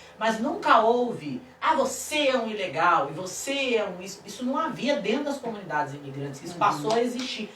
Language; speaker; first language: Portuguese; native; Portuguese